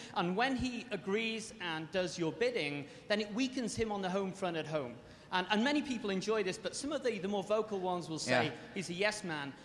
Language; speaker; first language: English; native; English